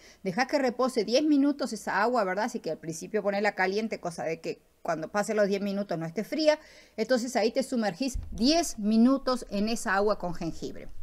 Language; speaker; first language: Spanish; native; Spanish